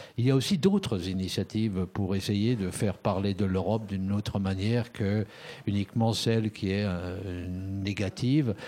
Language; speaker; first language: French; native; French